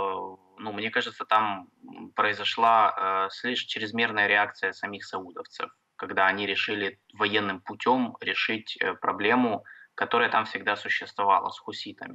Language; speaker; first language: Russian; native; Russian